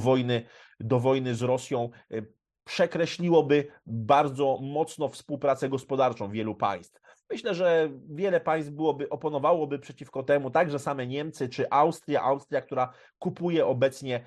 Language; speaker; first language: Polish; native; Polish